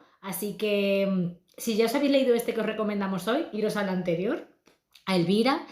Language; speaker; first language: Spanish; native; Spanish